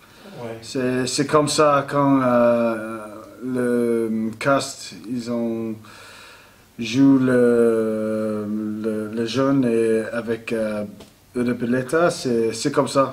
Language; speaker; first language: French; non-native, learner; English